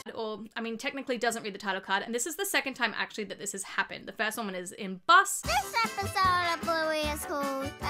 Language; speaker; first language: English; native; English